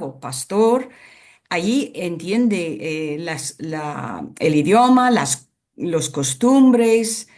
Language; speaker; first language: Spanish; non-native, fluent; English